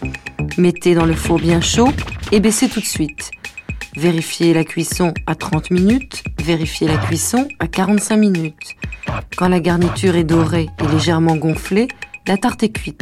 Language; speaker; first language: French; native; French